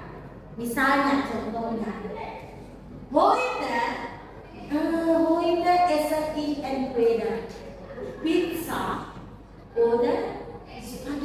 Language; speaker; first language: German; non-native, fluent; Indonesian